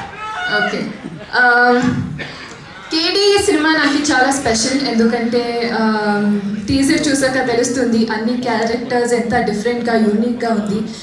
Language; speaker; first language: Telugu; non-native, learner; Kannada